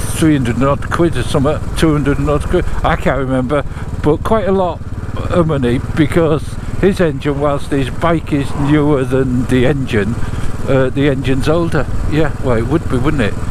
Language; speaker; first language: English; native; English